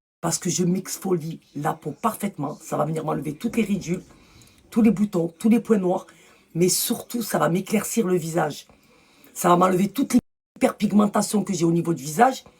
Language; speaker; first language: French; early bilingual, other home language; Arabic